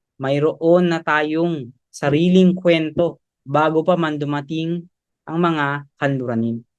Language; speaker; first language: Filipino; native; Filipino